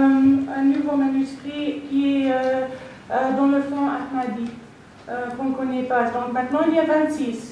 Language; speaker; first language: French; non-native, fluent; English